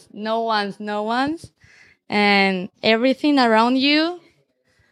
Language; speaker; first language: English; non-native, learner; Spanish